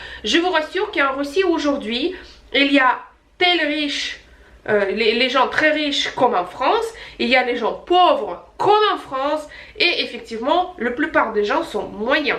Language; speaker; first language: French; non-native, fluent; Russian